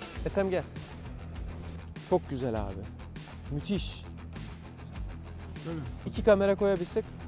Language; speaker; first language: Turkish; native; Turkish